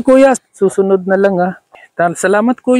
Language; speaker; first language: Filipino; non-native, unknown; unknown